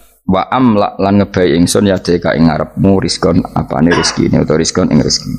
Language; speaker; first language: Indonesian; non-native, local second language; Javanese